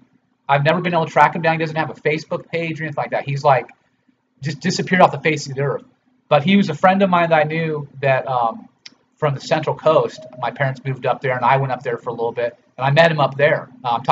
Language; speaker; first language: English; native; English